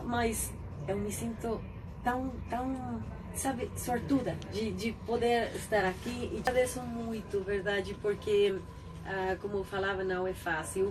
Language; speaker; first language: Portuguese; non-native, fluent; Spanish